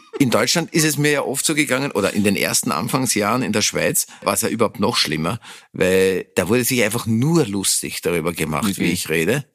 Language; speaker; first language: German; native; German